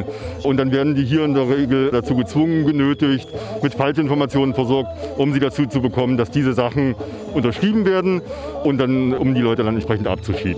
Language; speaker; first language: German; native; German